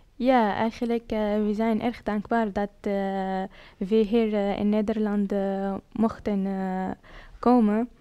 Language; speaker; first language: Dutch; non-native, learner; Arabic